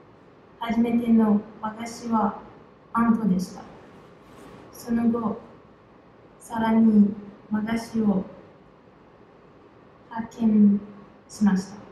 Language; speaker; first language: Japanese; non-native, learner; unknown